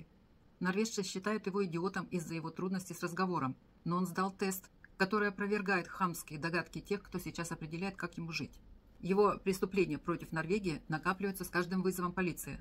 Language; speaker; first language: Russian; native; Russian